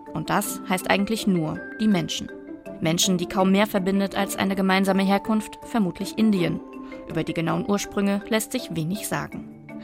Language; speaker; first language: German; native; German